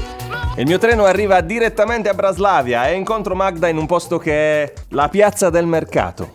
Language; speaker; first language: Italian; native; Italian